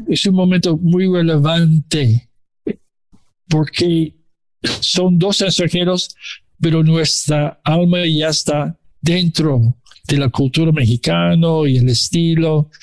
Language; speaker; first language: Spanish; non-native, learner; English